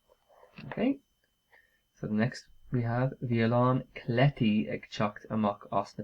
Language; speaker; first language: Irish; non-native, local second language; English